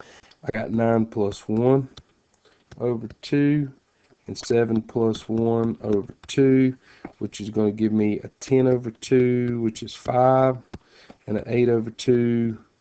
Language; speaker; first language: English; native; English